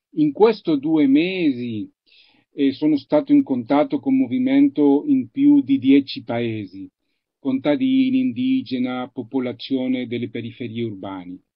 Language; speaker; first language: Italian; non-native, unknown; Spanish